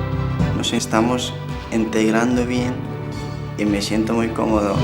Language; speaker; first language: Spanish; non-native, fluent; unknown